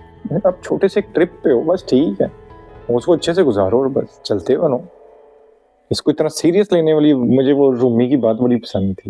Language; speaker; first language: Hindi; non-native, local second language; Punjabi